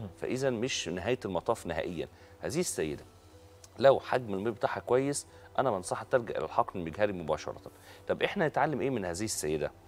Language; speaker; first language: Egyptian Arabic; native; Egyptian Arabic